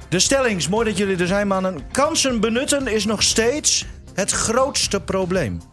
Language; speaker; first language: Dutch; native; Dutch